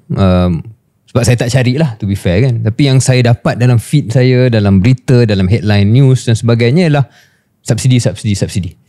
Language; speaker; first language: Malay; native; Malay